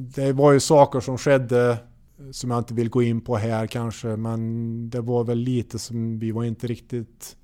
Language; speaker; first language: Swedish; native; Swedish